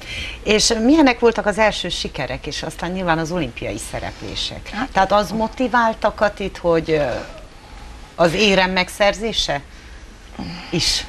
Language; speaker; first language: Hungarian; native; Hungarian